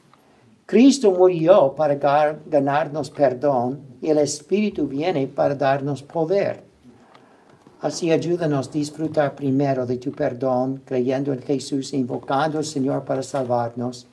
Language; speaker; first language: Spanish; non-native, fluent; English